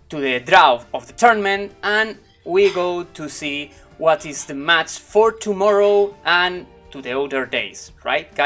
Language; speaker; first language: English; non-native, learner; Spanish